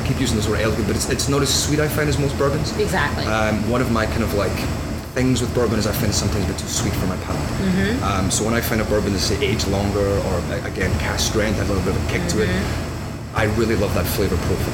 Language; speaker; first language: English; native; English